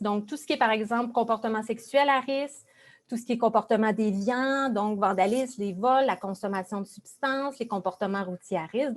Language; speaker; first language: French; native; French